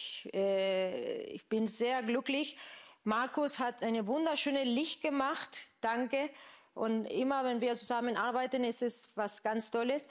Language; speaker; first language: German; non-native, fluent; Spanish